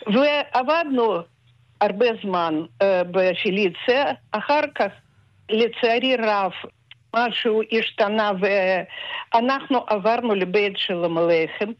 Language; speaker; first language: Hebrew; non-native, fluent; Russian